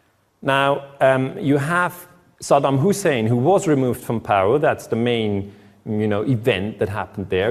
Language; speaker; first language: English; non-native, fluent; German